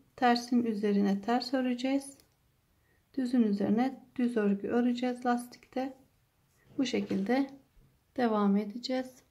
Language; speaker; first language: Turkish; native; Turkish